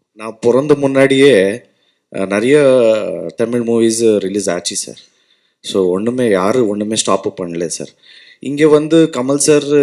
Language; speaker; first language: Tamil; non-native, learner; Kannada